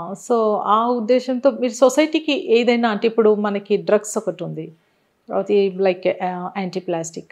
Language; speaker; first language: Telugu; native; Telugu